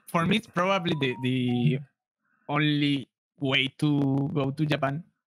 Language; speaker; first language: English; non-native, learner; Spanish